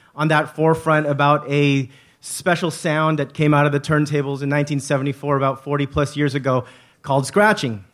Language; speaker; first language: English; native; English